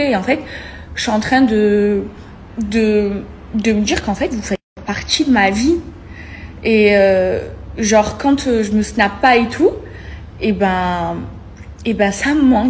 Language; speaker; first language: French; native; French